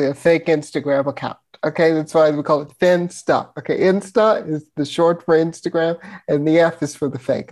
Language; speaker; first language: English; native; English